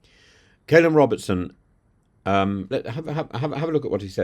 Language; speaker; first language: English; native; English